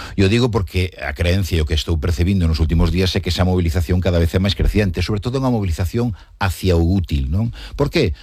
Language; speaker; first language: Galician; native; Galician